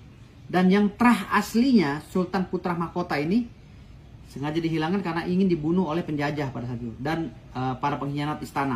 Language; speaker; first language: Indonesian; native; Indonesian